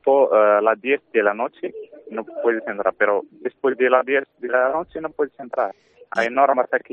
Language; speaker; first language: Spanish; non-native, learner; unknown